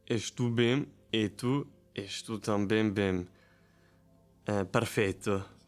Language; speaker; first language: Portuguese; non-native, learner; German